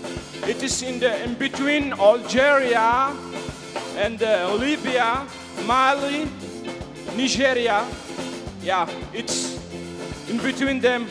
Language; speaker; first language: English; non-native, learner; Tamasheq